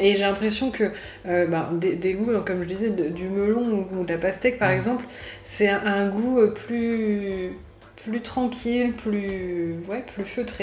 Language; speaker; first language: French; native; French